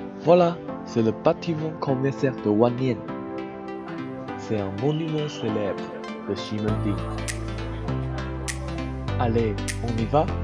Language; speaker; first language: French; non-native, learner; Chinese